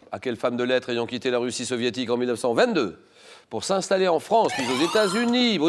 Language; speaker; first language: French; native; French